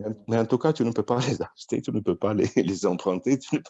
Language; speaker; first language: French; non-native, fluent; Romanian